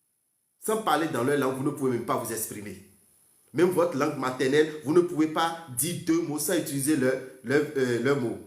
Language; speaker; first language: French; non-native, local second language; Fon